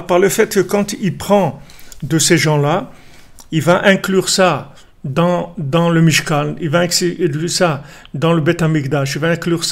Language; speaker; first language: French; native; French